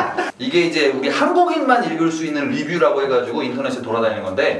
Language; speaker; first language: Korean; native; Korean